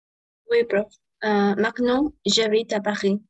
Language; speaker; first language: French; non-native, learner; Spanish